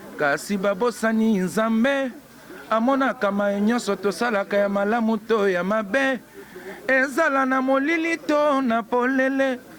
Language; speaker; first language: Lingala; native; Lingala